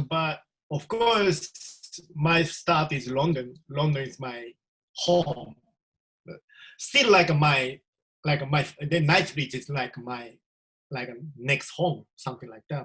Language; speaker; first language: English; non-native, learner; Japanese